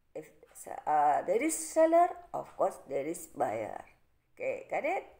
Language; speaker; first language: English; non-native, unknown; Indonesian